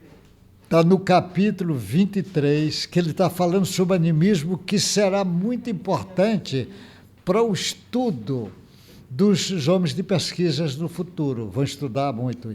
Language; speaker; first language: Portuguese; native; Portuguese